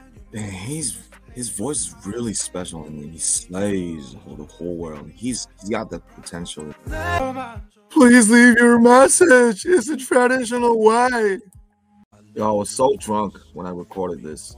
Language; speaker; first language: English; non-native, fluent; Korean